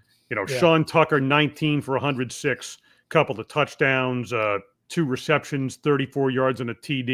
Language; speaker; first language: English; native; English